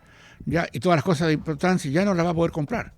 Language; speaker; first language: Spanish; native; Spanish